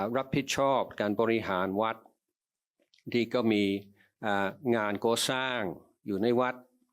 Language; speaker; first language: Thai; non-native, fluent; English